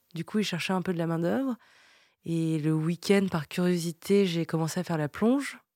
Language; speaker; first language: French; early bilingual, other home language; Vietnamese